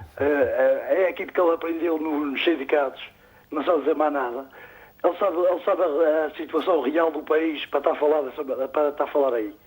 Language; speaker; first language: Portuguese; native; Portuguese